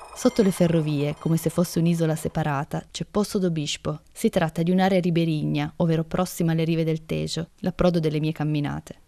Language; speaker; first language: Italian; native; Italian